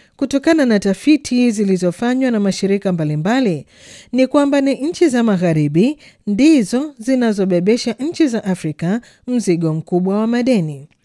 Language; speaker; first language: Swahili; native; Swahili